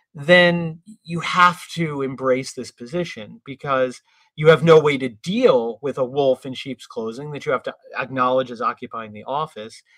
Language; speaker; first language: English; native; English